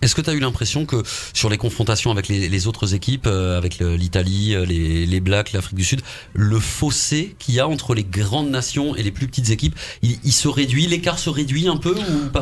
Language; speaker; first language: French; native; French